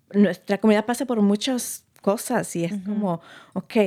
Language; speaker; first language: Spanish; native; Spanish